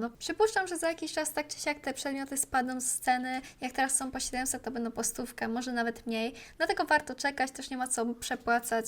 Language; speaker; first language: Polish; native; Polish